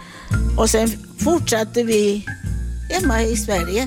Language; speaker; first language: Swedish; non-native, fluent; Italian